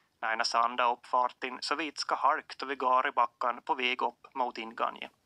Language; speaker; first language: Swedish; native; Swedish